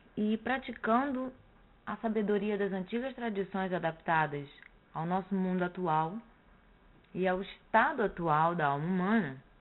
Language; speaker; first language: Portuguese; native; Portuguese